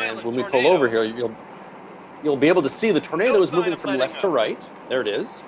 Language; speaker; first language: English; native; English